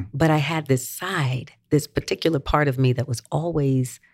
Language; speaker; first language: English; native; English